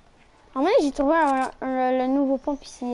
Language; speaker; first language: French; native; French